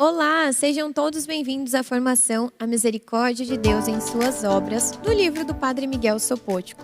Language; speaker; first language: Portuguese; native; Portuguese